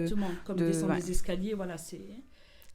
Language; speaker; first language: French; native; French